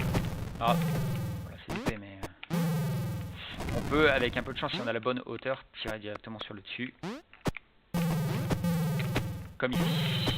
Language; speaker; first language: French; native; French